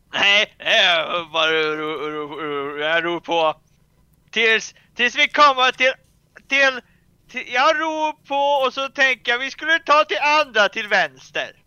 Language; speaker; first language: Swedish; native; Swedish